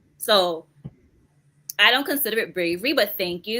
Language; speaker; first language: English; native; English